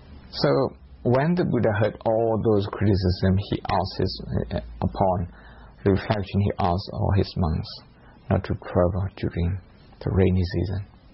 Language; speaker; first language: English; non-native, fluent; Shan